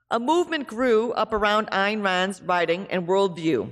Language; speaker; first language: English; native; English